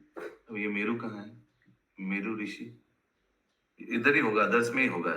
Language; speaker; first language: Hindi; non-native, local second language; Bangla